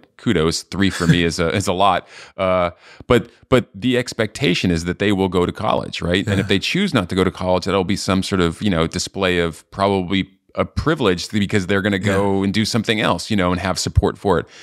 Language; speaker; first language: English; native; English